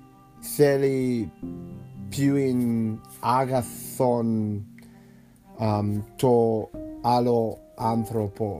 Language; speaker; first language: Greek; non-native, learner; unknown